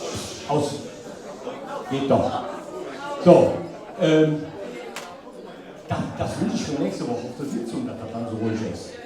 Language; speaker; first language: German; native; German